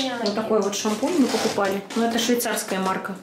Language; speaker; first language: Russian; native; Russian